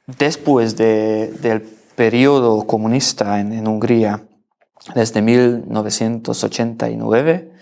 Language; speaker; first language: Spanish; non-native, learner; Hungarian